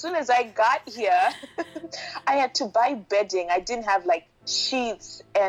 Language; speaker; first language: English; non-native, local second language; Shona